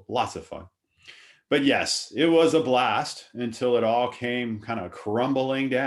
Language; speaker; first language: English; native; English